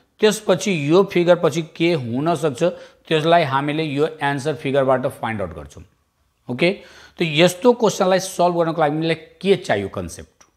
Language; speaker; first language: Nepali; non-native, local second language; Bhojpuri